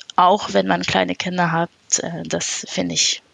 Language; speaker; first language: German; non-native, fluent; French